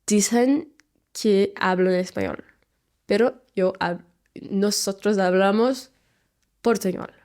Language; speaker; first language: Spanish; non-native, learner; Portuguese